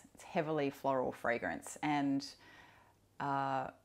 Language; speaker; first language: English; native; English